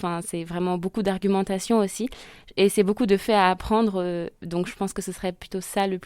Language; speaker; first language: French; native; French